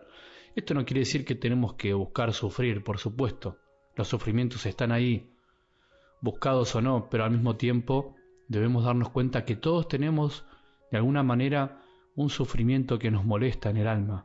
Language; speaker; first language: Spanish; native; Spanish